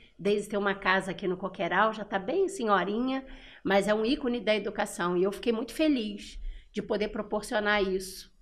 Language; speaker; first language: Portuguese; native; Portuguese